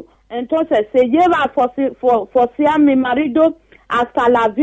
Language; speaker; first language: Spanish; non-native, learner; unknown